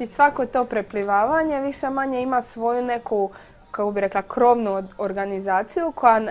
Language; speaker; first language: Croatian; native; Croatian